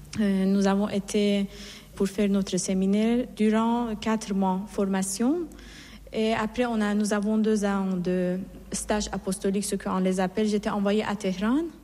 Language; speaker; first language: French; non-native, fluent; Persian